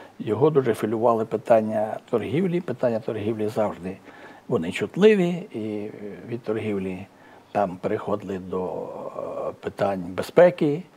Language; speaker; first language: Ukrainian; native; Ukrainian